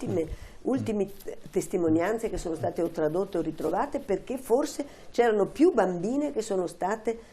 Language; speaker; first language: Italian; native; Italian